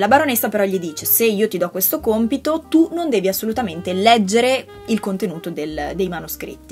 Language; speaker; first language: Italian; native; Italian